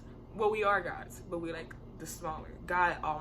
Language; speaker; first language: English; native; English